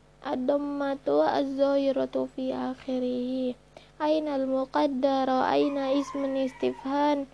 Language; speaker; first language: Arabic; non-native, learner; Indonesian